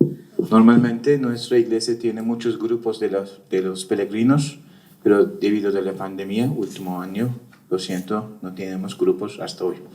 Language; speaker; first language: Spanish; non-native, fluent; Turkish